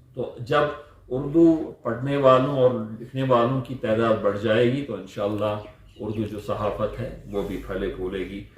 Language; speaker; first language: Urdu; non-native, local second language; Kashmiri